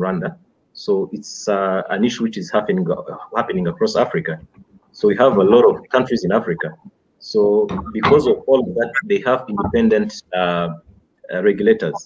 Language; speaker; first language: English; non-native, local second language; Kinyarwanda